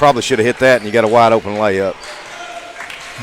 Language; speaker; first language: English; native; English